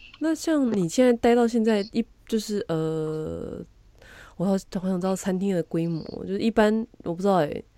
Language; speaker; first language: Chinese; native; Chinese